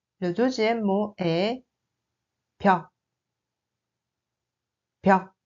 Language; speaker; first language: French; non-native, fluent; Korean